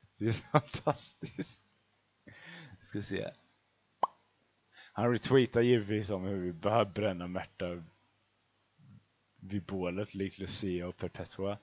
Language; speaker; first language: Swedish; native; Swedish